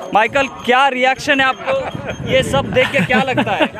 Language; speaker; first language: Hindi; non-native, local second language; Marathi